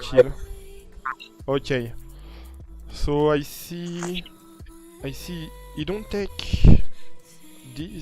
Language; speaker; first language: English; non-native, learner; French